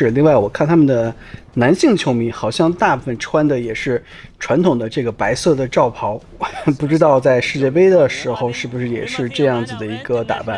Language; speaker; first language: Chinese; native; Chinese